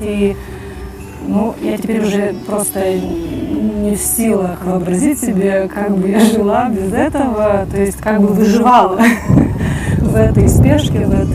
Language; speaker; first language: Russian; native; Russian